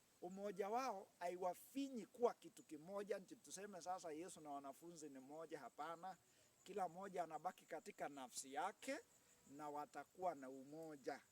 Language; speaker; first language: Swahili; non-native, local second language; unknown